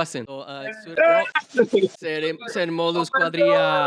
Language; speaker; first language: Basque; non-native, learner; English